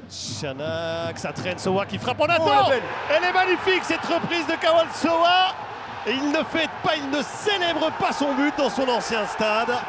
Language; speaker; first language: French; native; French